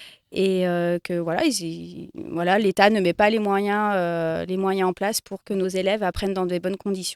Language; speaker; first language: French; native; French